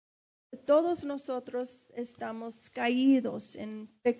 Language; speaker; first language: Spanish; early bilingual, heritage; English